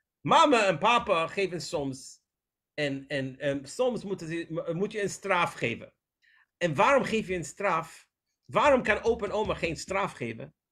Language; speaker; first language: Dutch; non-native, fluent; English